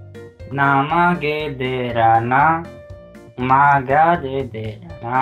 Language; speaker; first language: Japanese; non-native, learner; English